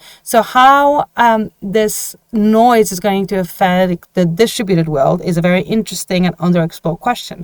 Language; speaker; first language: English; non-native, fluent; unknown